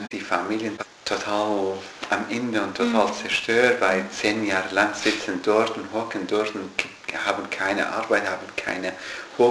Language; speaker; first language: German; non-native, learner; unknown